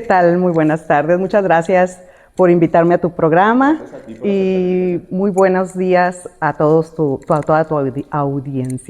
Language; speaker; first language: Spanish; native; Spanish